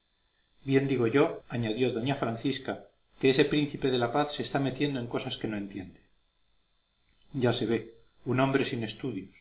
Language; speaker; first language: Spanish; native; Spanish